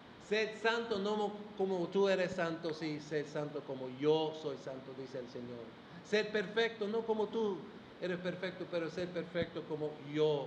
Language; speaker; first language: Spanish; non-native, fluent; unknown